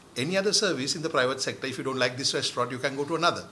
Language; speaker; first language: English; non-native, local second language; Sinhala